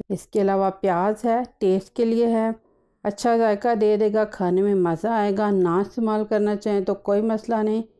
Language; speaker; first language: Urdu; native; Urdu